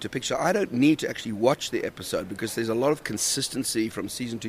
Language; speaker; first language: English; native; English